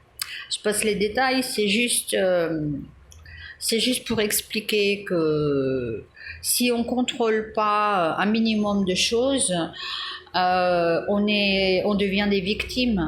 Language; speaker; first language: French; native; French